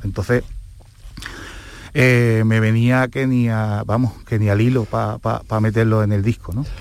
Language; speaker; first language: Spanish; native; Spanish